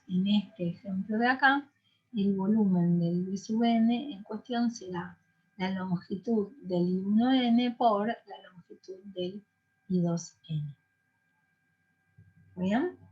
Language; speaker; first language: Spanish; native; Spanish